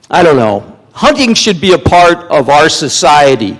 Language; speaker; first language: English; native; English